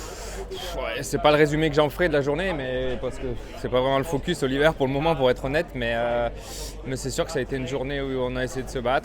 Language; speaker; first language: French; native; French